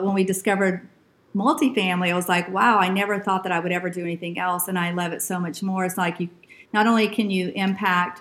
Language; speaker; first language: English; native; English